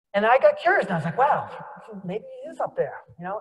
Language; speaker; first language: English; native; English